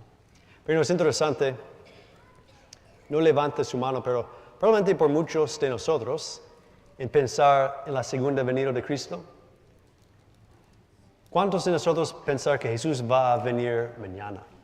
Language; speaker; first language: Spanish; non-native, learner; English